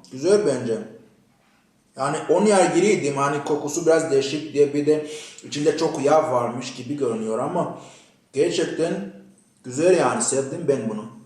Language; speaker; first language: Turkish; non-native, fluent; Kinyarwanda